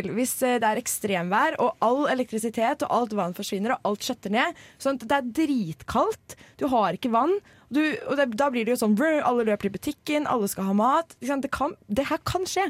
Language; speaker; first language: Norwegian; native; Norwegian